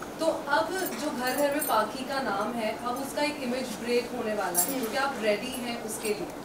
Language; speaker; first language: Hindi; native; Hindi